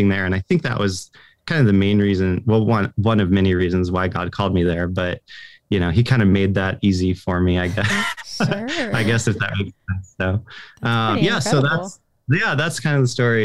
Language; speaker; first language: English; native; English